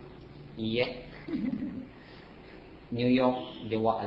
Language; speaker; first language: Japanese; non-native, learner; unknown